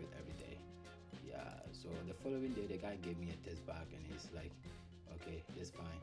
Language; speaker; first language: English; non-native, local second language; Akan